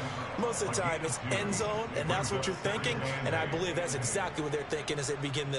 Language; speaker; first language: English; native; English